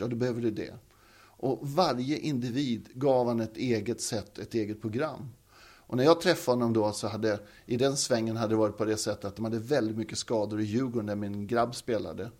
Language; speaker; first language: Swedish; native; Swedish